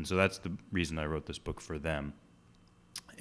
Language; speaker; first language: English; native; English